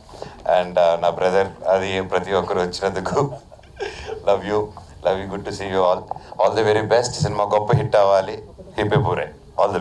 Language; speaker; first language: Telugu; native; Telugu